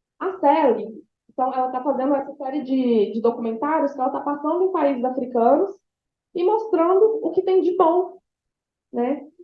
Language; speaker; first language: Portuguese; native; Portuguese